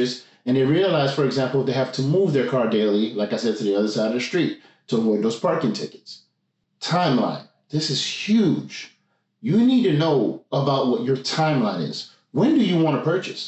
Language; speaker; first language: English; native; English